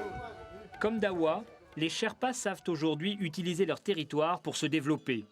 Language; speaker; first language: French; native; French